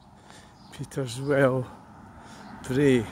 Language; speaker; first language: English; native; English